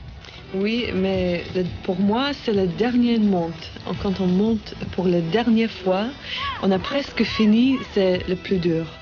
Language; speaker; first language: French; non-native, learner; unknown